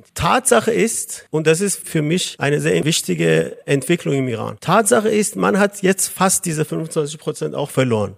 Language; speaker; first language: German; non-native, fluent; Persian